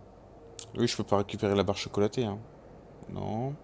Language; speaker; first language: French; native; French